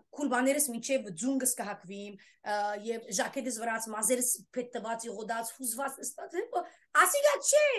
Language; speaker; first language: Armenian; early bilingual, heritage; Armenian